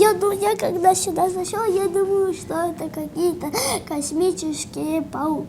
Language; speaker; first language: Russian; non-native, local second language; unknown